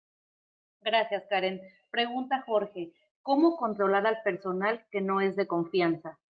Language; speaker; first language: Spanish; native; Spanish